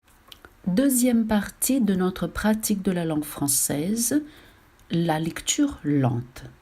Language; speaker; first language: French; non-native, fluent; Portuguese